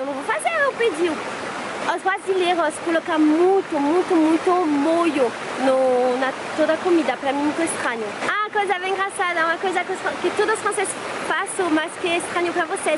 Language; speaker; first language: Portuguese; non-native, fluent; French